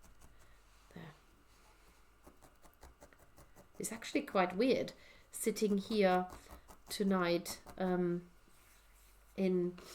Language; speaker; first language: English; native; English